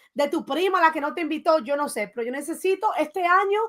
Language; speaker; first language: Spanish; early bilingual, heritage; Spanish